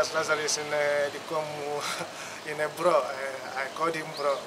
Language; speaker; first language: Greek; non-native, learner; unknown